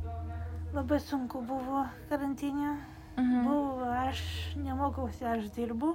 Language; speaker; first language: Lithuanian; non-native, learner; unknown